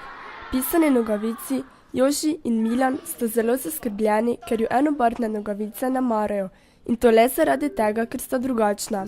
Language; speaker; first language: Slovenian; native; Slovenian